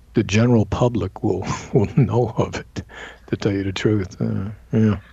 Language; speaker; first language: English; native; English